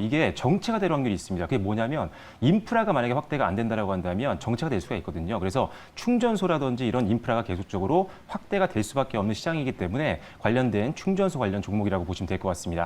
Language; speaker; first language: Korean; native; Korean